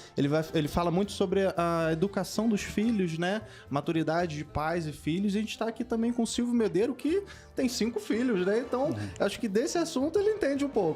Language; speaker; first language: Portuguese; native; Portuguese